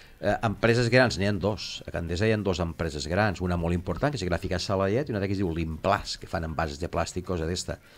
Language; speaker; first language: Catalan; native; Catalan